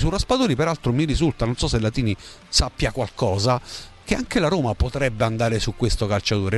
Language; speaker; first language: Italian; native; Italian